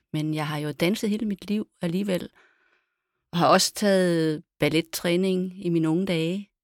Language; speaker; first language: Danish; native; Danish